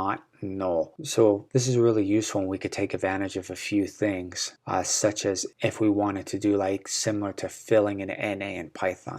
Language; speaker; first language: English; native; English